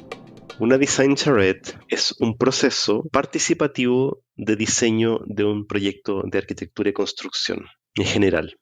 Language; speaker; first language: Spanish; native; Spanish